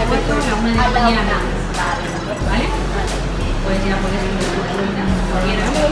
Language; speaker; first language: Spanish; native; Spanish